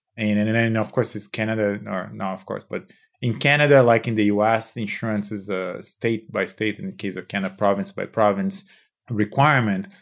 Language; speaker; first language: English; non-native, fluent; Portuguese